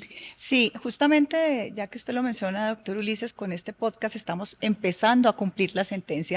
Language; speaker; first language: Spanish; native; Spanish